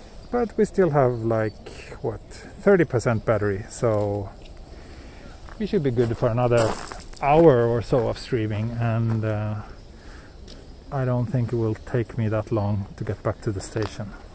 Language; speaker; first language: English; non-native, fluent; Swedish